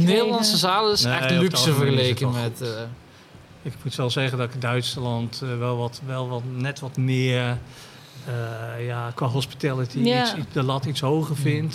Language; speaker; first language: Dutch; native; Dutch